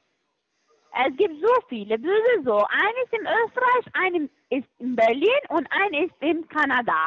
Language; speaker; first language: German; non-native, fluent; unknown